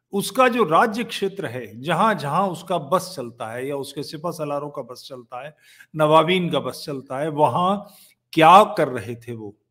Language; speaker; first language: Hindi; native; Hindi